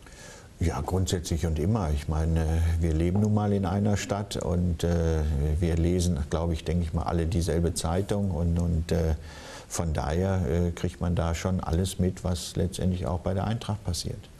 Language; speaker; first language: German; native; German